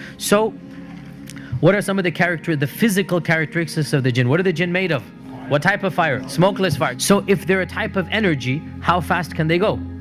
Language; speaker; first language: English; native; English